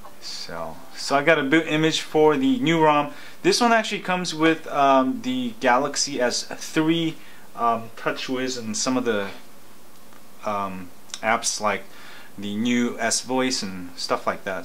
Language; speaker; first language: English; native; English